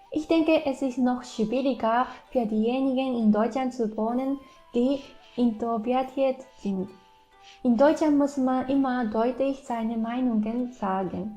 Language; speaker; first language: German; non-native, fluent; Japanese